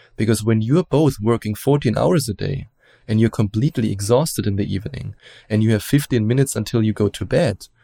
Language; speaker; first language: English; non-native, fluent; German